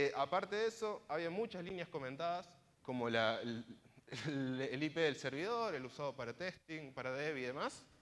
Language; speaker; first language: Spanish; native; Spanish